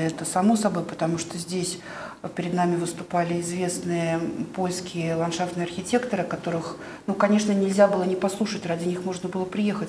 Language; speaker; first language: Russian; native; Russian